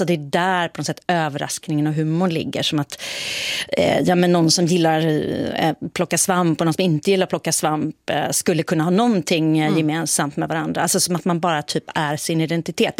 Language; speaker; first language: Swedish; native; Swedish